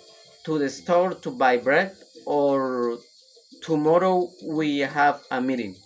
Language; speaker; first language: English; non-native, learner; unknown